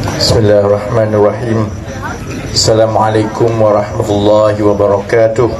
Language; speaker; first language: Malay; native; Malay